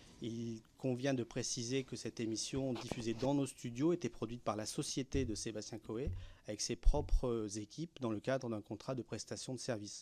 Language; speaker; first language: French; native; French